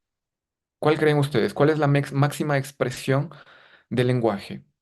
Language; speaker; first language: Spanish; native; Spanish